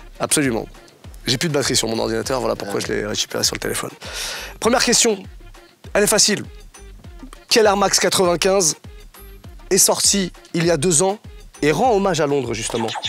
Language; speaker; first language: French; native; French